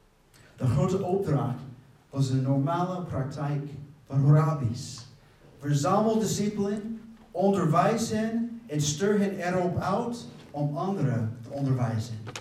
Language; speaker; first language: Dutch; non-native, fluent; English